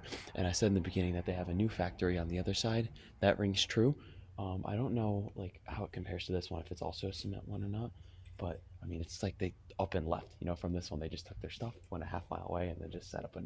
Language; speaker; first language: English; native; English